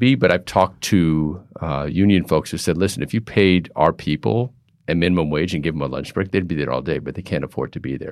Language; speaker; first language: English; native; English